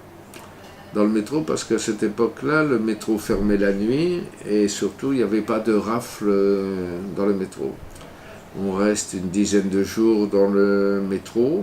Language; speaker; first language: French; native; French